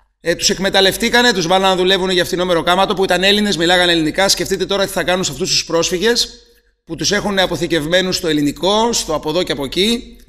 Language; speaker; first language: Greek; native; Greek